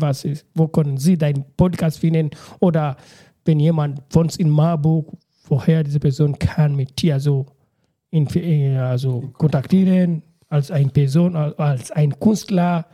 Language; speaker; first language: German; non-native, learner; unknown